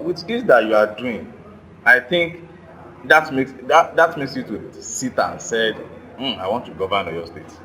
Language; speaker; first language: English; non-native, local second language; Yoruba